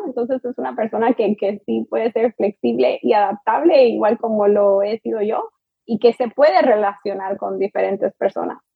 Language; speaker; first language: Spanish; early bilingual, heritage; Spanish